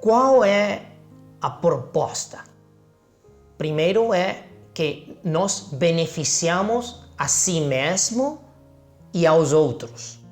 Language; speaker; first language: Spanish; non-native, fluent; Chinese